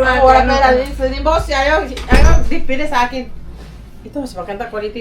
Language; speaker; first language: Filipino; non-native, learner; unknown